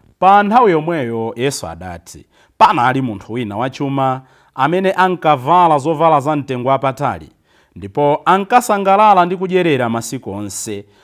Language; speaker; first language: Nyanja; native; Nyanja